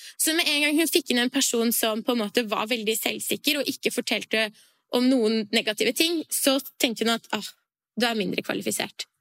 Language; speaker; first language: Norwegian; early bilingual, other home language; Persian